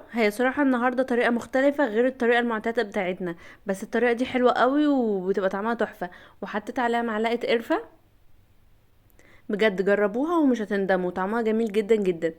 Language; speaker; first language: Arabic; native; Arabic